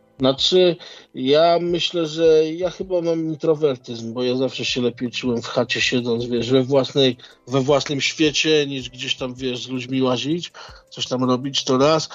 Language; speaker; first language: Polish; native; Polish